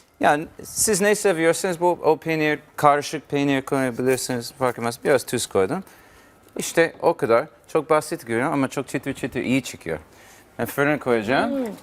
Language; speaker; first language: Turkish; non-native, learner; English